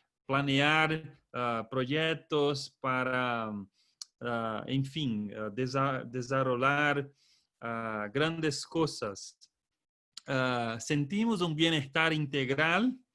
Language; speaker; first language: Spanish; non-native, fluent; Portuguese